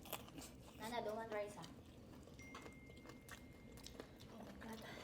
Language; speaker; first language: English; non-native, local second language; Filipino